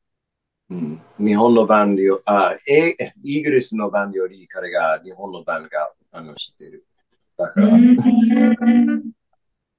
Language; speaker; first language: Japanese; non-native, fluent; English